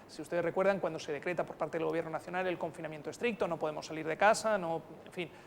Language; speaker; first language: Spanish; native; Spanish